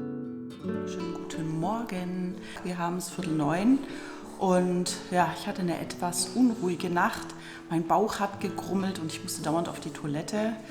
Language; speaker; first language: German; native; German